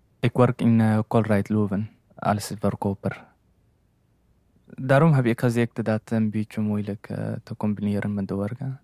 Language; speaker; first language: Dutch; non-native, learner; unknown